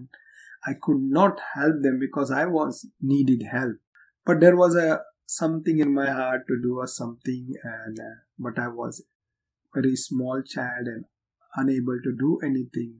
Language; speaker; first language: English; non-native, local second language; Hindi